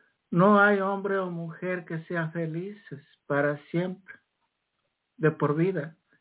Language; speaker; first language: Spanish; native; Spanish